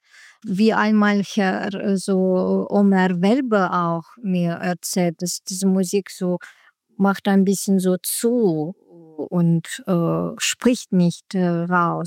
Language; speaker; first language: German; non-native, learner; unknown